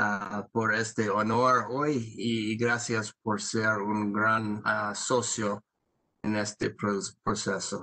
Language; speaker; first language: Spanish; non-native, learner; English